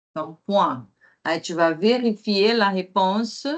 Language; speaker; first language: French; non-native, fluent; Portuguese